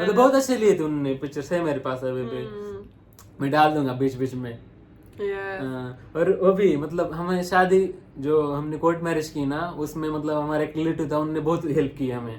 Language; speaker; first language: Hindi; non-native, local second language; Marathi